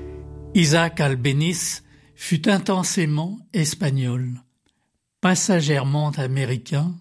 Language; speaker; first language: French; native; French